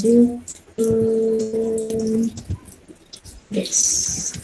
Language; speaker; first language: Japanese; non-native, fluent; Filipino